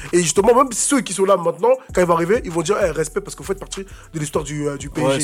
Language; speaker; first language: French; native; French